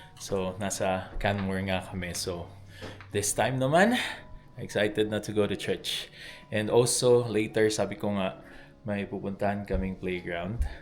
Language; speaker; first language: Filipino; non-native, local second language; Hiligaynon